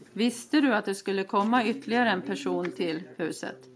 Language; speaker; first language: Swedish; native; Swedish